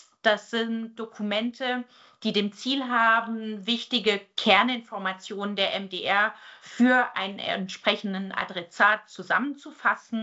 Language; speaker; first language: German; native; German